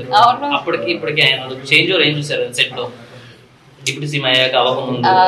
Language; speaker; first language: Telugu; native; Telugu